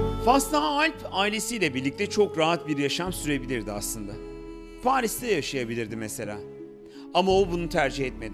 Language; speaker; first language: Turkish; native; Turkish